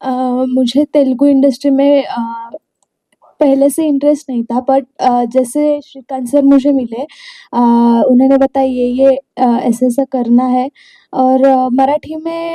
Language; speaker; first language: Hindi; non-native, local second language; Marathi